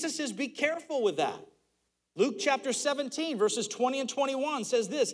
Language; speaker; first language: English; native; English